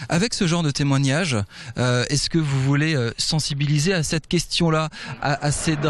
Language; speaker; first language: French; native; French